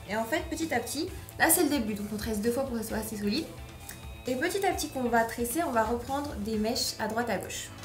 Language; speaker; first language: French; native; French